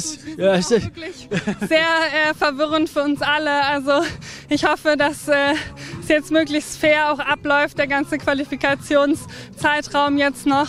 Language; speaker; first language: German; native; German